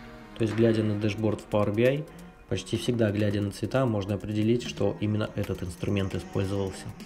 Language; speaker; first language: Russian; native; Russian